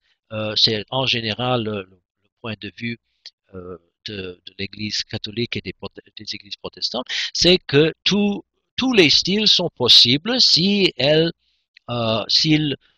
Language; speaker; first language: French; non-native, fluent; English